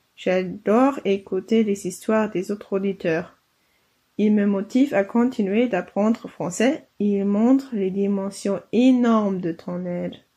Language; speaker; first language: French; non-native, fluent; German